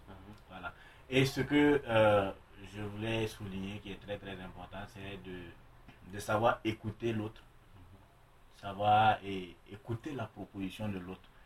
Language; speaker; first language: French; non-native, local second language; Mossi